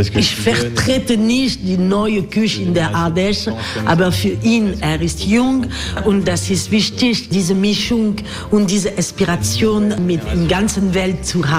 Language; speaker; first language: German; non-native, learner; French